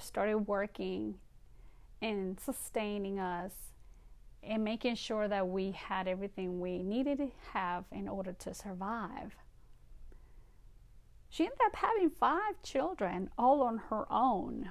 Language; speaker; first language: English; non-native, fluent; Spanish